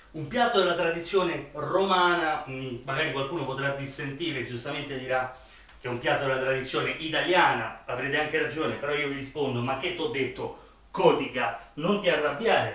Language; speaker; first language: Italian; native; Italian